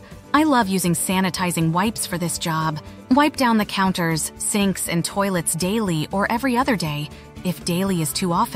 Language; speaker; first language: English; native; English